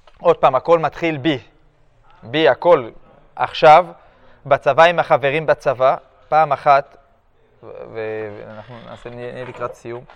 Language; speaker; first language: Hebrew; early bilingual, other home language; French